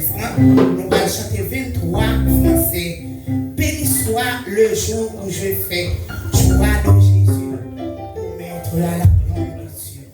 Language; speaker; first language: French; non-native, local second language; Haitian Creole